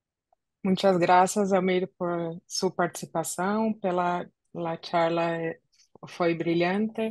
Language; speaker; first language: Spanish; non-native, learner; Portuguese